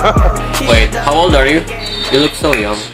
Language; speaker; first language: English; non-native, local second language; Filipino